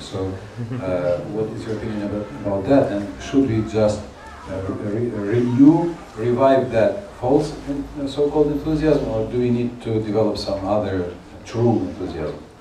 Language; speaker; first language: English; non-native, fluent; Russian